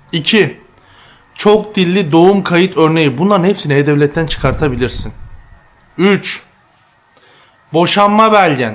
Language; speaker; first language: Turkish; native; Turkish